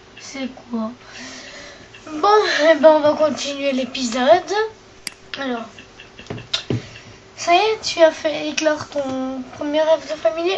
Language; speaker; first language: French; native; French